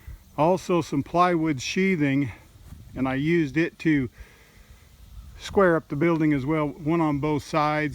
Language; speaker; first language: English; native; English